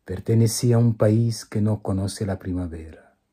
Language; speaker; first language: Spanish; non-native, fluent; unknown